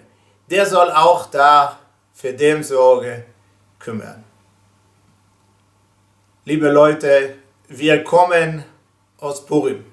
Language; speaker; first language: German; non-native, fluent; Hebrew